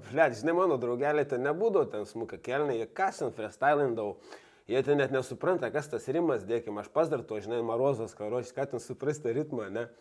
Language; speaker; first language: Lithuanian; native; Lithuanian